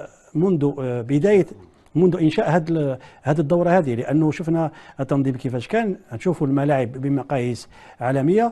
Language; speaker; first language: Arabic; native; Arabic